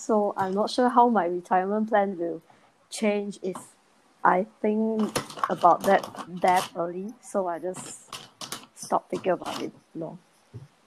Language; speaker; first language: English; non-native, local second language; Chinese